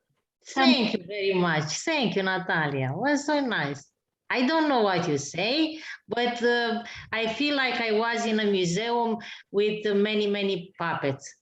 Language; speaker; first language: English; non-native, learner; Romanian